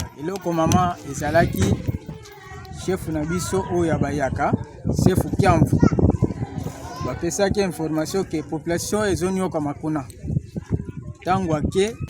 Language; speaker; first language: Lingala; non-native, local second language; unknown